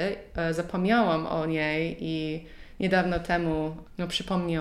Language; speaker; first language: Polish; non-native, learner; English